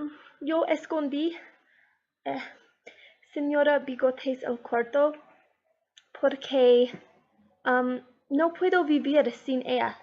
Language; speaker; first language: Spanish; non-native, learner; English